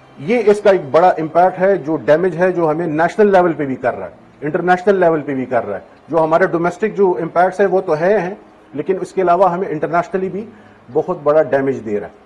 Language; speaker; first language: Urdu; non-native, local second language; Pashto